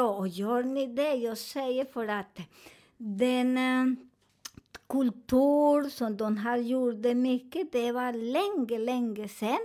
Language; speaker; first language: Swedish; non-native, learner; Spanish